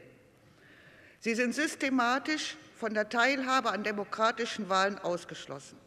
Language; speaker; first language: German; native; German